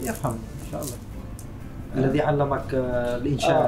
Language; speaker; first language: Arabic; non-native, fluent; Indonesian